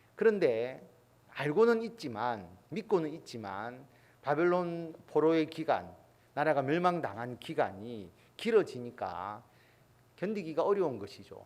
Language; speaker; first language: Korean; native; Korean